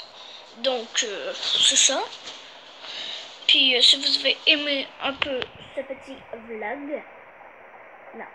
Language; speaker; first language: French; native; French